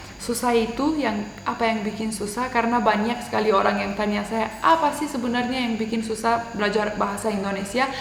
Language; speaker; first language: Indonesian; non-native, fluent; Romanian